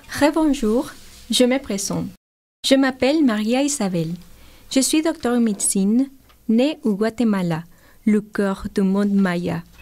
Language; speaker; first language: French; non-native, fluent; Spanish